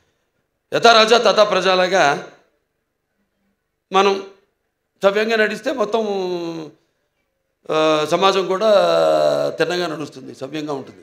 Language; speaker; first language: Telugu; native; Telugu